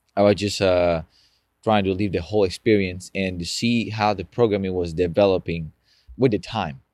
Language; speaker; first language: English; non-native, fluent; Spanish